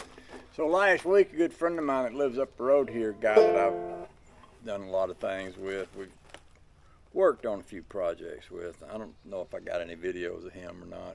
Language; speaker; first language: English; native; English